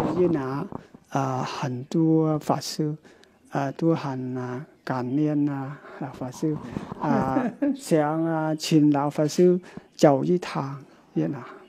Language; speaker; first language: Chinese; non-native, local second language; Vietnamese